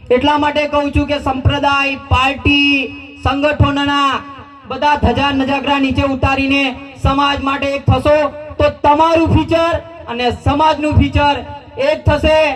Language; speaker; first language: Gujarati; non-native, local second language; Rathawi